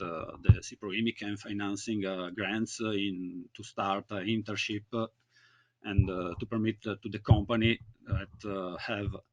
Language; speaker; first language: English; non-native, learner; Italian